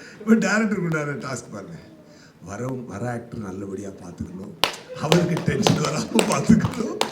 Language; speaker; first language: Tamil; native; Tamil